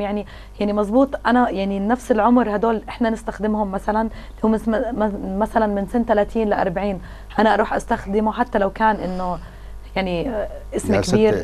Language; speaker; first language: Arabic; native; Arabic